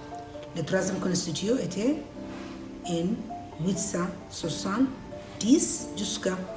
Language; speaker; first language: French; non-native, learner; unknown